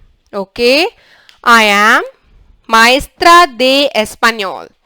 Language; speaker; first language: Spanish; non-native, learner; English